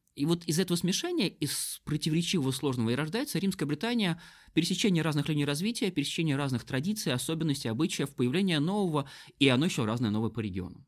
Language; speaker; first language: Russian; native; Russian